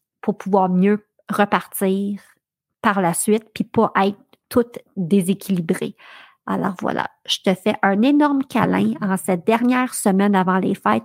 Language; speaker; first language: French; native; French